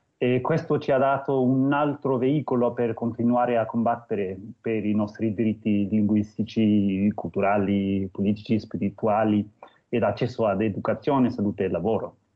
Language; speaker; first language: Italian; non-native, fluent; English